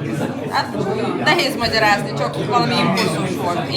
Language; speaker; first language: Hungarian; non-native, learner; Russian